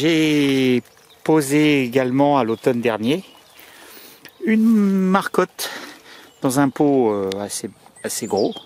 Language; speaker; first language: French; native; French